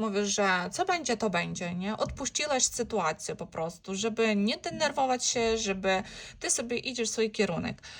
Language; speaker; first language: Polish; non-native, learner; Ukrainian